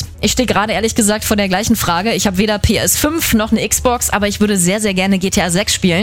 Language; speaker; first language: German; native; German